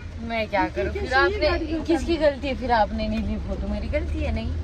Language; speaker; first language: Hindi; native; Hindi